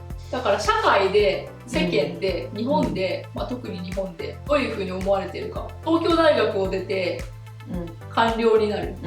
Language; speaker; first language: Japanese; native; Japanese